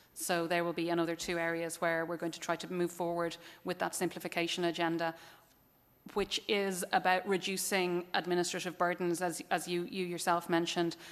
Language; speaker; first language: English; native; English